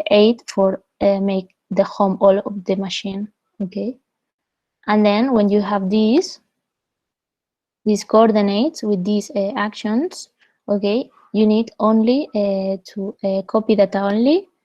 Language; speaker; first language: English; non-native, fluent; Spanish